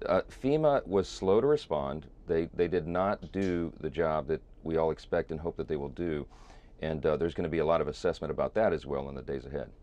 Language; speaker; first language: English; native; English